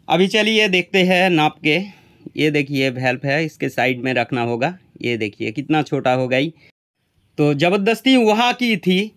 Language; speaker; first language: Hindi; non-native, local second language; Bangla